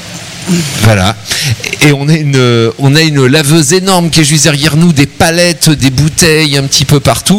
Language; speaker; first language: French; native; French